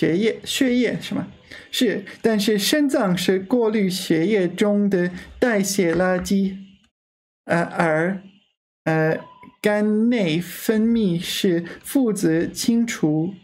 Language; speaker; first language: Chinese; non-native, learner; English